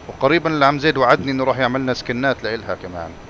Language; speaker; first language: Arabic; native; Arabic